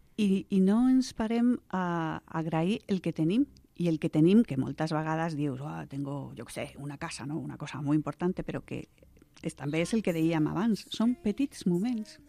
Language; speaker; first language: Catalan; non-native, local second language; Spanish